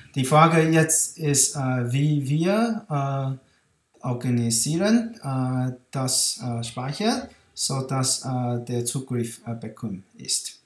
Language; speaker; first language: German; non-native, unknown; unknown